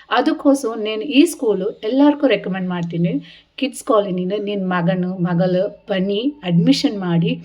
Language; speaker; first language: Kannada; non-native, local second language; Telugu